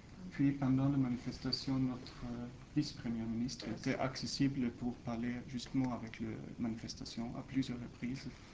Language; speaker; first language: French; non-native, fluent; Swedish